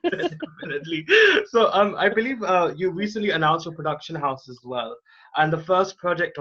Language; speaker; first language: English; non-native, local second language; Hindi